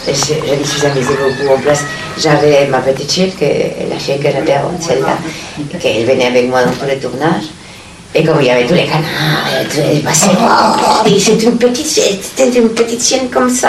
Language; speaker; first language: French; non-native, fluent; Spanish